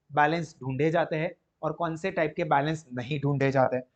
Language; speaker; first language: Hindi; non-native, local second language; Gujarati